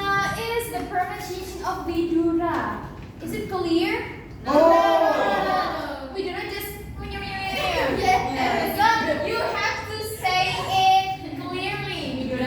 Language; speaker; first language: English; non-native, learner; Indonesian